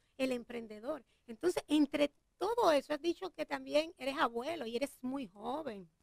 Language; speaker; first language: Spanish; native; Spanish